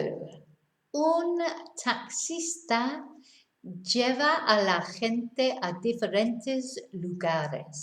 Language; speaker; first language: Spanish; non-native, fluent; English